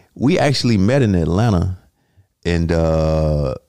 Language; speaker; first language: English; native; English